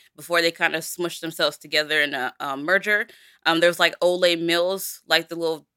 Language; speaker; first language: English; early bilingual, other home language; Yoruba